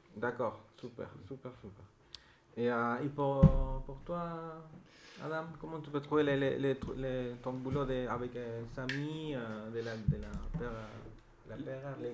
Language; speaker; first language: French; non-native, learner; Spanish